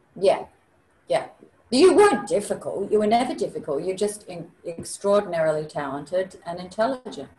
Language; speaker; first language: English; native; English